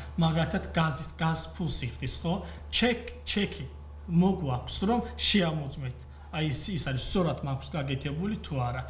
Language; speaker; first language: Georgian; non-native, local second language; Azerbaijani